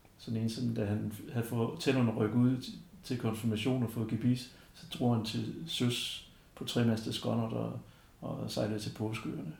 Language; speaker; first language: Danish; early bilingual, other home language; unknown